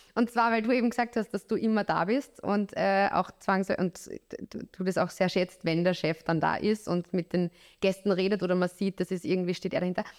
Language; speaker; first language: German; native; German